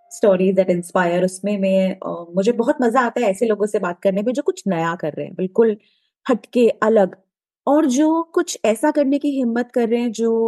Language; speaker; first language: Hindi; native; Hindi